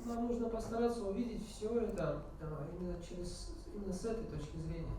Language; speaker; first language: Russian; native; Russian